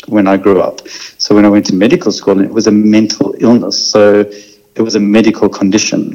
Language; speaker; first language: English; native; English